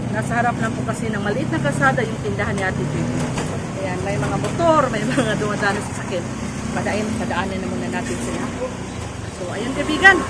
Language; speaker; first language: Filipino; non-native, local second language; Cebuano